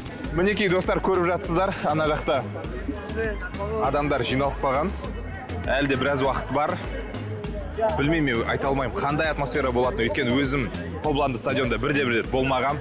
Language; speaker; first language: Kazakh; native; Kazakh